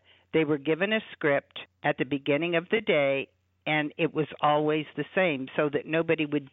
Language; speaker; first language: English; native; English